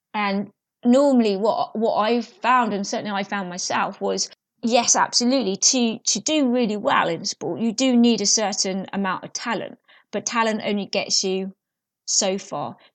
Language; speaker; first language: English; native; English